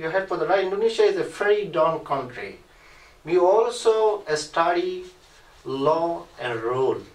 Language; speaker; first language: English; non-native, learner; Rohingya